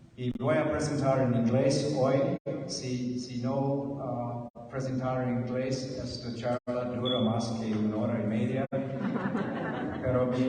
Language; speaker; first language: Spanish; non-native, learner; English